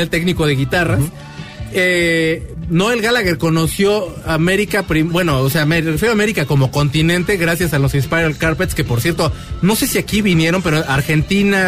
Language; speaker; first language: Spanish; native; Spanish